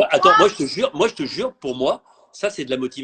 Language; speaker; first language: French; native; French